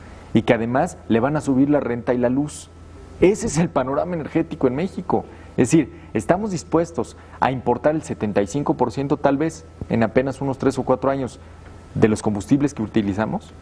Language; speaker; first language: Spanish; native; Spanish